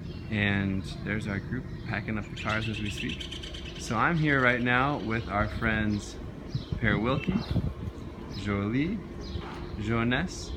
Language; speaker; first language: English; native; English